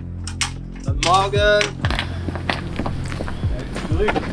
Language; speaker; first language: German; non-native, fluent; French